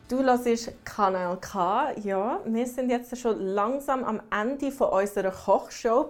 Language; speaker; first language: German; early bilingual, other home language; English